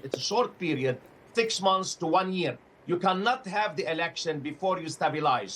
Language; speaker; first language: English; non-native, fluent; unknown